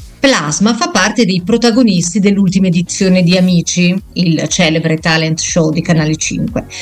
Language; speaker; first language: Italian; native; Italian